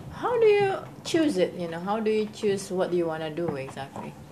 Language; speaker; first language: English; non-native, fluent; Swedish